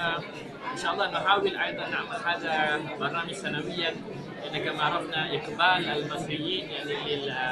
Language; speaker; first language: Arabic; non-native, fluent; Malay